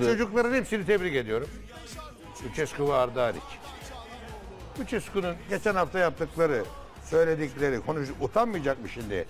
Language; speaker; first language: Turkish; native; Turkish